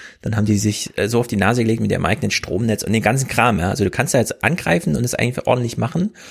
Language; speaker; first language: German; native; German